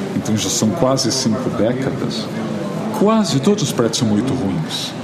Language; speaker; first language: Portuguese; native; Portuguese